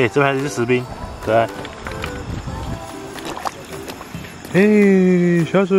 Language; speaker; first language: Chinese; native; Chinese